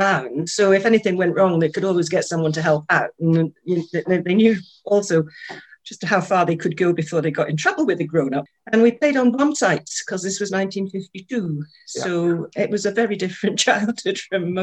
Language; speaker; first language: English; native; English